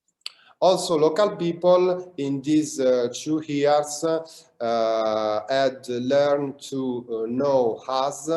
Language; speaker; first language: English; non-native, learner; Italian